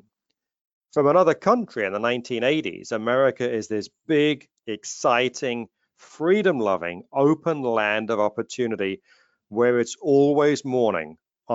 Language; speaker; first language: English; native; English